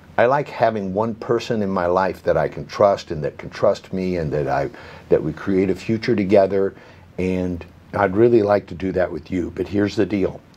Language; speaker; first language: English; native; English